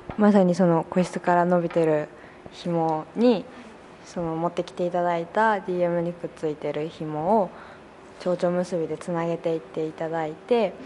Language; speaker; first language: Japanese; native; Japanese